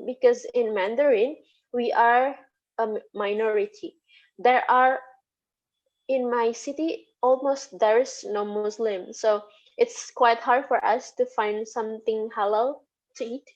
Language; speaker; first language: English; non-native, fluent; Indonesian